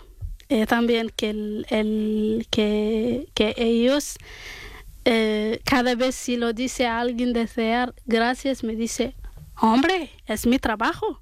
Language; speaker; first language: Spanish; non-native, learner; Arabic